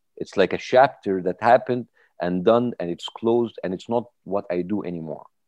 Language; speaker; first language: English; non-native, fluent; Arabic